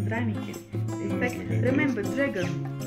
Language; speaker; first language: English; non-native, learner; Russian